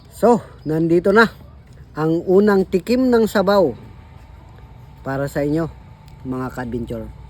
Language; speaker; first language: Filipino; non-native, local second language; Masbatenyo